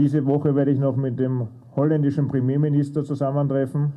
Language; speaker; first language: German; native; German